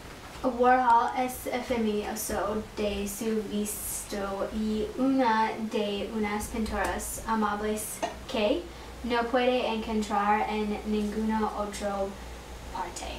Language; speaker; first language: Spanish; non-native, learner; English